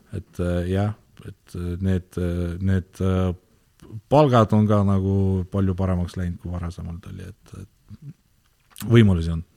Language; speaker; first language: Estonian; non-native, local second language; Russian